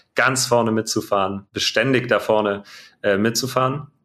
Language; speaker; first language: German; native; German